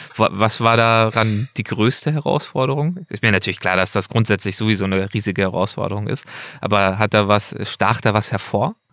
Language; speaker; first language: German; native; German